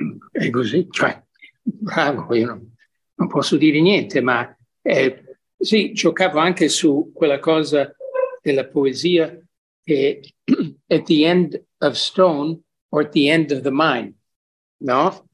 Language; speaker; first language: Italian; non-native, fluent; English